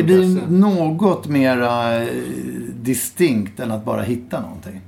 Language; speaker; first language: Swedish; native; Swedish